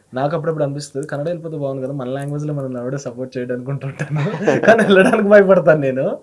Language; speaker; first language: Telugu; native; Telugu